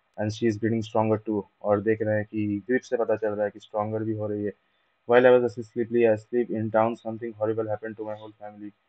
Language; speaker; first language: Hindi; non-native, local second language; Bangla